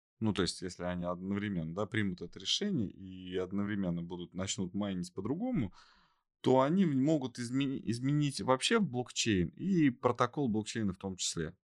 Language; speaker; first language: Russian; native; Russian